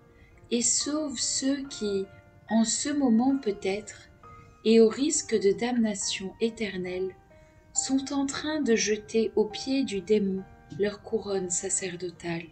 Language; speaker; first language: French; native; French